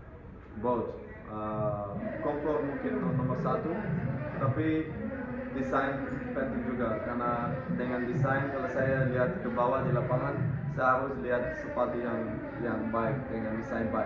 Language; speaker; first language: Indonesian; non-native, fluent; Dutch